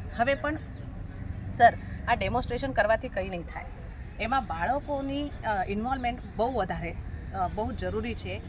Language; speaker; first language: Gujarati; non-native, local second language; Marathi